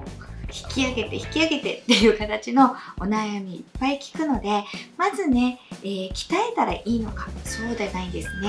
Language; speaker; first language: Japanese; native; Japanese